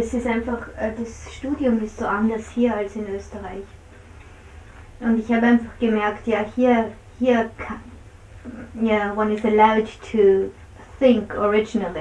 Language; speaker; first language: German; native; German